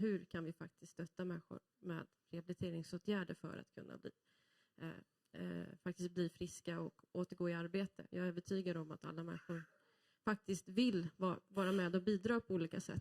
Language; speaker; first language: Swedish; native; Swedish